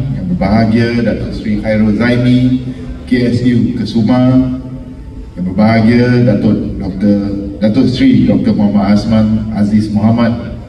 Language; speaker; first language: Malay; non-native, local second language; Chinese